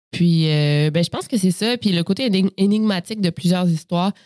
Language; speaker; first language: French; native; French